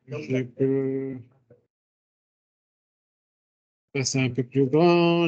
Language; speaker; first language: French; non-native, fluent; Spanish